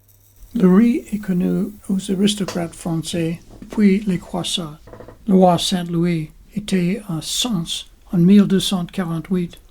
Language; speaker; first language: French; non-native, fluent; English